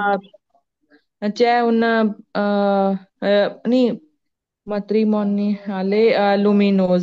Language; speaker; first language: Italian; non-native, learner; Punjabi